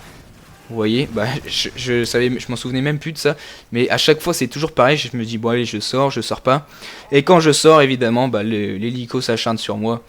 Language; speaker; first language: French; native; French